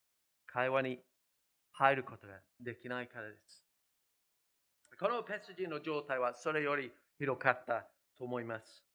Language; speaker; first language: Japanese; non-native, fluent; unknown